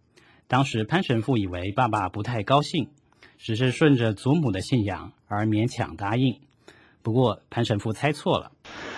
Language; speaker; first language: Chinese; native; Chinese